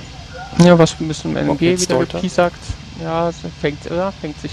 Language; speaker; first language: German; native; German